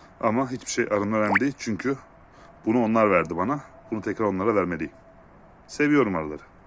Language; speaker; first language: Turkish; native; Turkish